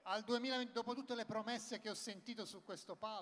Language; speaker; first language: Italian; native; Italian